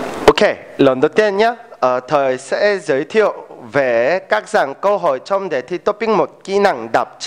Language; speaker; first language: Vietnamese; non-native, fluent; Korean